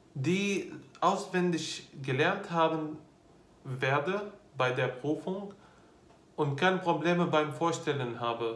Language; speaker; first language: German; non-native, fluent; Arabic